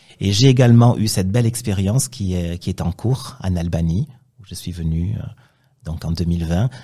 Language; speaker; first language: French; native; French